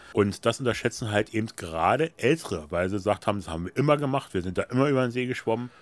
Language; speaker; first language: German; native; German